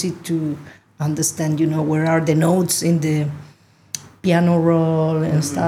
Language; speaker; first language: English; non-native, fluent; Spanish